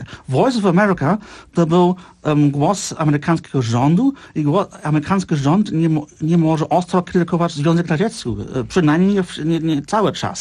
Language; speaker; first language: Polish; non-native, fluent; Czech